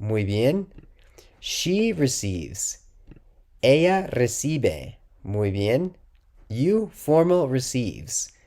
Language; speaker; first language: Spanish; non-native, learner; English